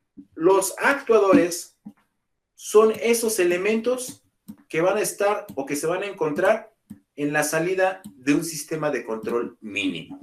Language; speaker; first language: Spanish; native; Spanish